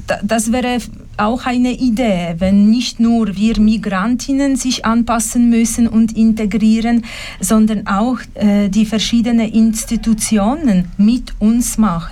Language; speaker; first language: German; non-native, fluent; Polish